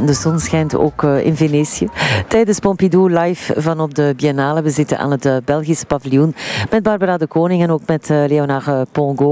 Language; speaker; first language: Dutch; native; Dutch